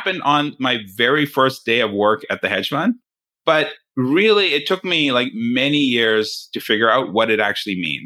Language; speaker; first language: English; native; English